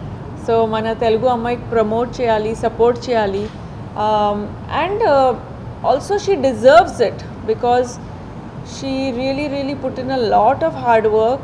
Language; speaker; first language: Telugu; non-native, local second language; Tamil